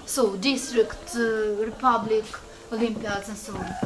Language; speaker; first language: English; non-native, fluent; Russian